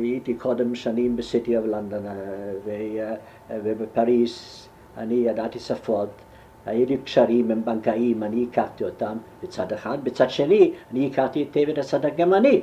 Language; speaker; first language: Hebrew; non-native, fluent; German